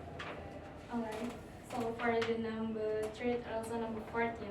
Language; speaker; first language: English; non-native, learner; Indonesian